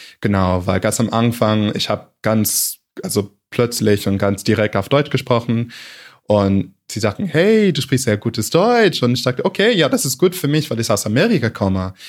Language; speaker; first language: German; non-native, fluent; English